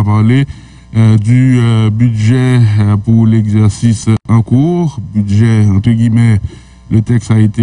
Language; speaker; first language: French; non-native, local second language; Haitian Creole